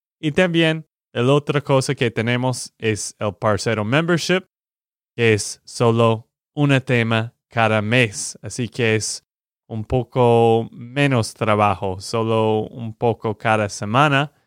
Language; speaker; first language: Spanish; non-native, learner; English